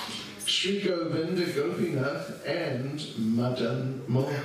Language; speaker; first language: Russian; non-native, learner; English